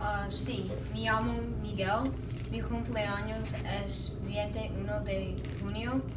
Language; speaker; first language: Spanish; non-native, learner; English